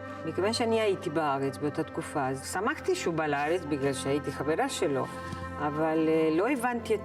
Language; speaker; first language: Hebrew; non-native, fluent; Spanish